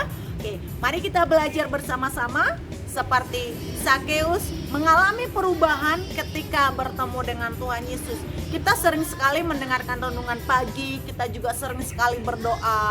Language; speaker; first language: Indonesian; native; Indonesian